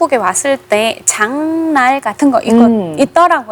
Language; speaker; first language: Korean; non-native, fluent; Khmer